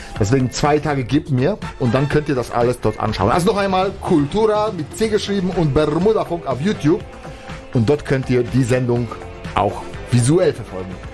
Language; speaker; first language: German; non-native, fluent; Polish